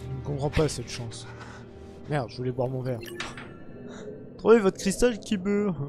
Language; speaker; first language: French; native; French